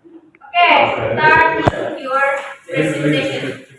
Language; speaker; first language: English; non-native, learner; Indonesian